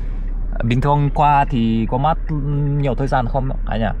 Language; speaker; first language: Vietnamese; non-native, fluent; Russian